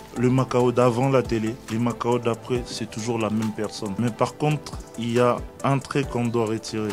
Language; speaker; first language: French; non-native, local second language; Lingala